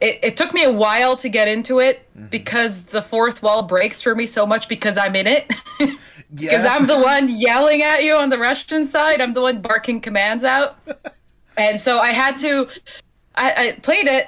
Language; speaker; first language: English; non-native, fluent; Slovenian